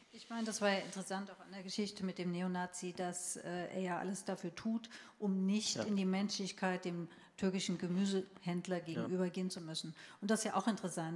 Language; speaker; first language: German; native; German